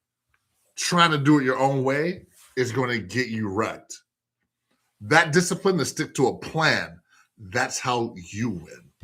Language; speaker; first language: English; native; English